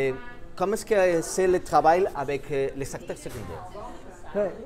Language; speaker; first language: French; non-native, fluent; Spanish